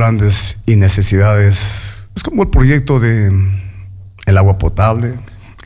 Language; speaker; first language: Spanish; native; Spanish